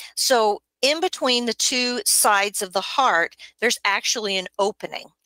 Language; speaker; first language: English; native; English